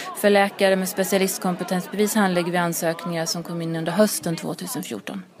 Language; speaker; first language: Swedish; native; Swedish